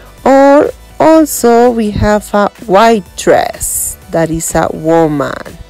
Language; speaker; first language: English; non-native, learner; Spanish